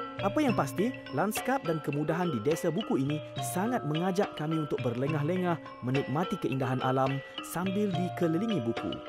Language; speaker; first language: Malay; native; Malay